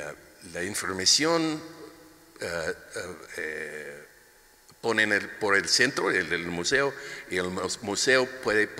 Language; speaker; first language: Spanish; non-native, learner; English